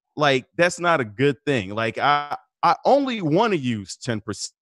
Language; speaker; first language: English; native; English